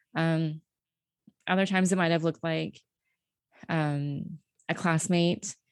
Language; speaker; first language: English; native; English